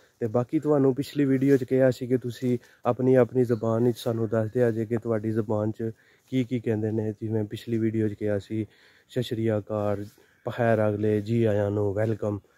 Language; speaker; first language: Punjabi; non-native, local second language; Pahari-Potwari